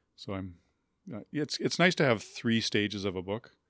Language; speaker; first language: English; native; English